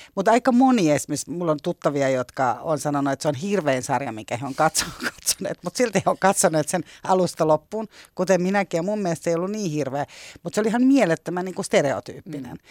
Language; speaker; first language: Finnish; native; Finnish